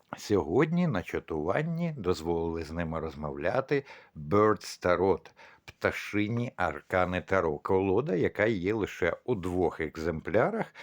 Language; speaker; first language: Ukrainian; non-native, local second language; Russian